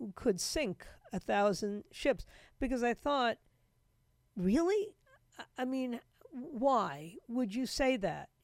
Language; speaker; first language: English; native; English